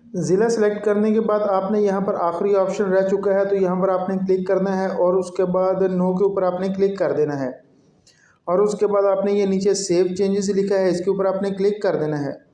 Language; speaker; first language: Urdu; non-native, local second language; Punjabi